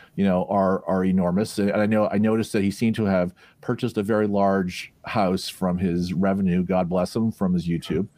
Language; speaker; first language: English; native; English